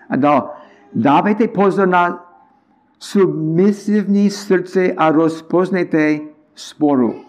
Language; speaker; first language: Czech; non-native, learner; English